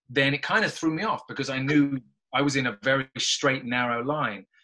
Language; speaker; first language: English; native; English